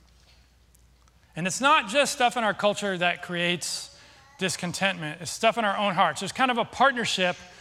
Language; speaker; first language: English; native; English